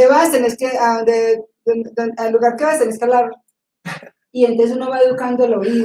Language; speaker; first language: Spanish; native; Spanish